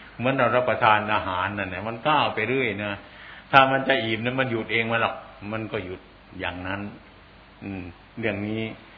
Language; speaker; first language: Thai; non-native, local second language; Northeastern Thai